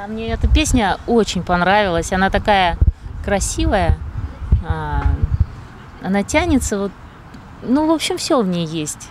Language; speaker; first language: Russian; native; Russian